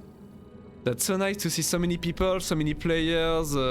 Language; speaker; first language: English; non-native, learner; French